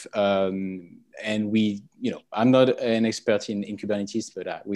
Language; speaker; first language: English; non-native, fluent; French